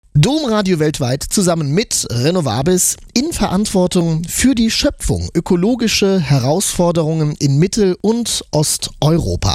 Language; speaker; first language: German; native; German